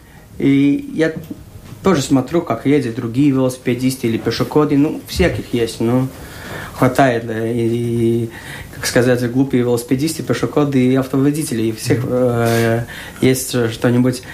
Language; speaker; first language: Russian; non-native, local second language; Latvian